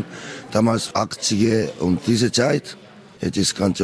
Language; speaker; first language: German; non-native, learner; Korean